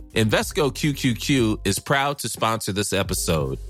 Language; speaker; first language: English; native; English